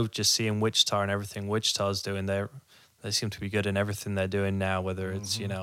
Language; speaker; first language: English; native; English